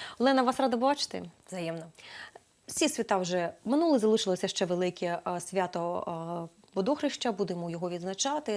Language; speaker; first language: Ukrainian; native; Ukrainian